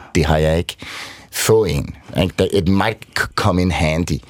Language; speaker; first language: Danish; native; Danish